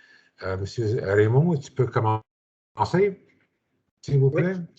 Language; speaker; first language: French; non-native, learner; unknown